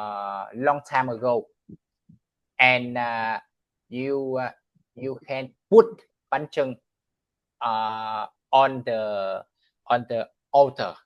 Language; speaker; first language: English; non-native, learner; Vietnamese